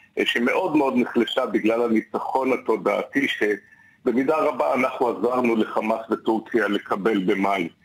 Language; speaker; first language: Hebrew; native; Hebrew